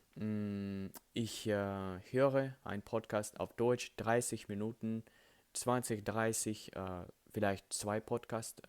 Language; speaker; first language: German; non-native, learner; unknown